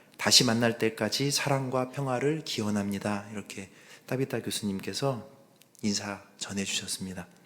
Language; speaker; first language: Korean; native; Korean